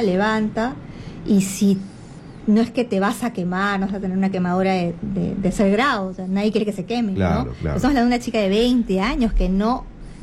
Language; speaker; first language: Spanish; native; Spanish